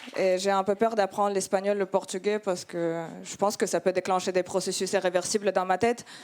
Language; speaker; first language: French; non-native, fluent; Russian